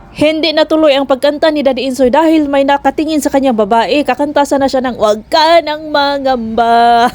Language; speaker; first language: Filipino; non-native, local second language; Cebuano